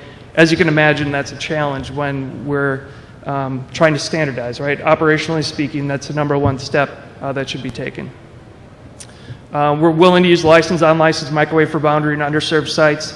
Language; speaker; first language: English; native; English